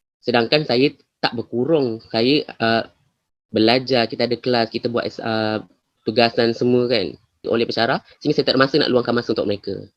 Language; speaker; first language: Malay; native; Malay